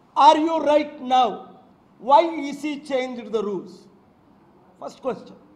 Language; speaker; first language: English; non-native, local second language; Telugu